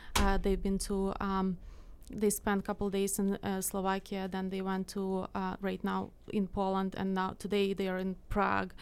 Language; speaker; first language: English; non-native, fluent; Ukrainian